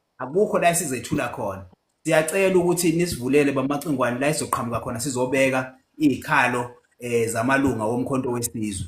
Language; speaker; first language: Zulu; native; Zulu